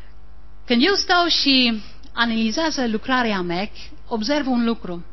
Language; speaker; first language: Romanian; non-native, learner; English